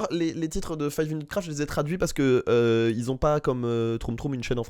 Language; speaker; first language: French; native; French